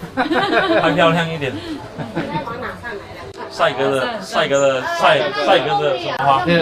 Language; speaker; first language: Chinese; native; Chinese